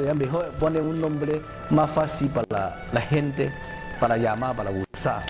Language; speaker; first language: Spanish; non-native, learner; Cantonese